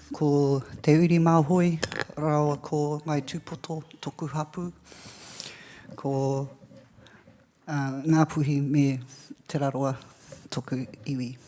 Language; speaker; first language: Māori; non-native, local second language; English